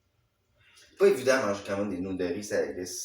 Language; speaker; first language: French; native; French